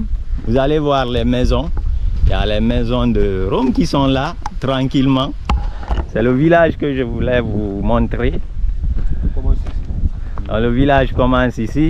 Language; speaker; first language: French; non-native, local second language; Susu